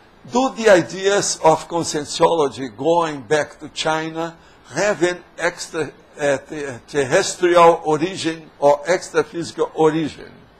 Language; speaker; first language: English; non-native, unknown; Portuguese